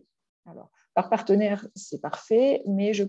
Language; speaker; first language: French; native; French